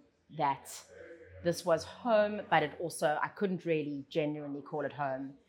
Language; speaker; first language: English; native; English